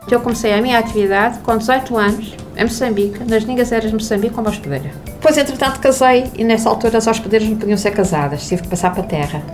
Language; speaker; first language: Portuguese; native; Portuguese